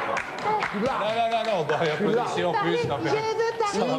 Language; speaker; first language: French; native; French